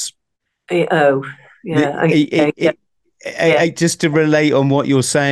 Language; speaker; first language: English; native; English